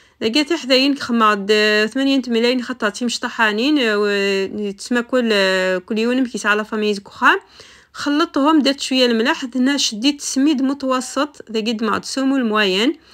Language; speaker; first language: Arabic; non-native, local second language; Kabyle